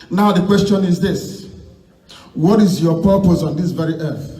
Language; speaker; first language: English; non-native, local second language; Igbo